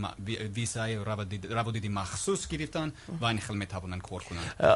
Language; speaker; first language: Persian; non-native, learner; English